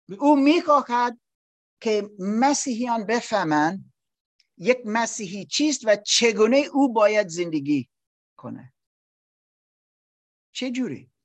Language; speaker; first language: Persian; non-native, learner; English